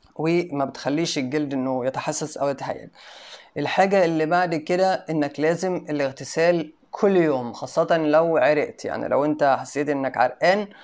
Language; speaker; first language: Arabic; native; Arabic